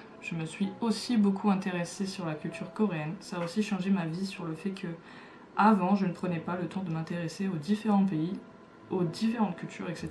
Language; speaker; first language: French; native; French